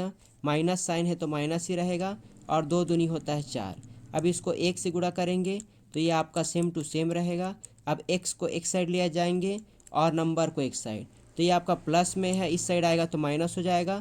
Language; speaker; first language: Hindi; native; Hindi